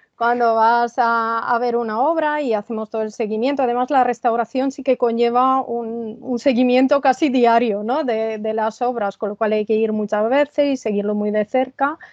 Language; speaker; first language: Spanish; non-native, fluent; Italian